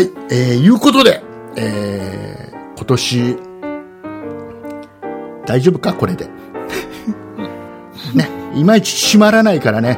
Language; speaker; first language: Japanese; native; Japanese